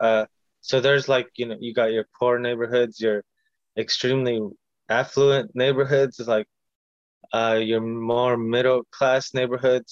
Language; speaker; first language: English; early bilingual, other home language; Spanish